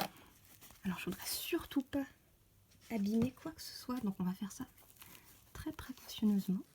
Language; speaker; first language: French; native; French